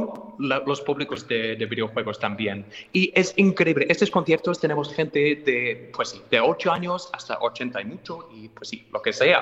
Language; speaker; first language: Spanish; non-native, fluent; English